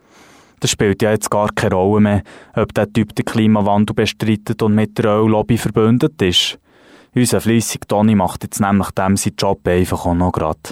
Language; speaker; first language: German; native; German